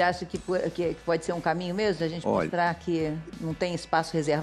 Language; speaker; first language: Portuguese; native; Portuguese